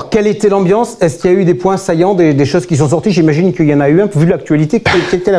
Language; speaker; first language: French; native; French